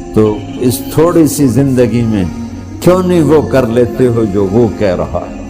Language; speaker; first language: Urdu; non-native, local second language; Punjabi